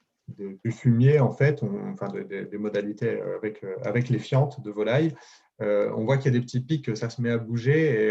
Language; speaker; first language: French; native; French